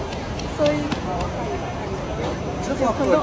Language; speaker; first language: Chinese; non-native, learner; Russian